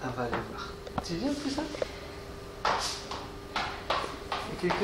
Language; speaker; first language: French; native; French